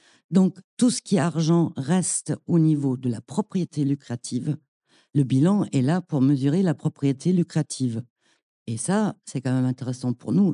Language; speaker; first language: French; non-native, fluent; German